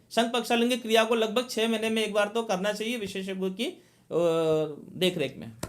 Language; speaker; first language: Hindi; native; Hindi